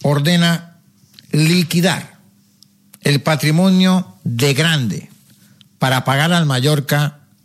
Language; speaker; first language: Spanish; non-native, local second language; Catalan